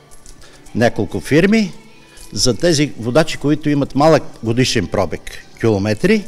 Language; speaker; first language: Bulgarian; native; Bulgarian